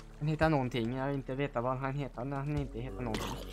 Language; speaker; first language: Swedish; native; Swedish